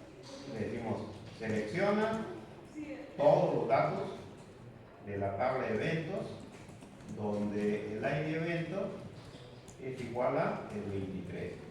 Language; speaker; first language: Spanish; native; Spanish